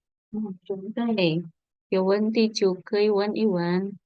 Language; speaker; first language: Chinese; non-native, fluent; Indonesian